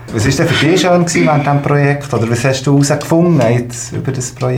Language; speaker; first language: German; native; German